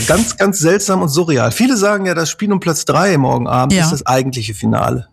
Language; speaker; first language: German; native; German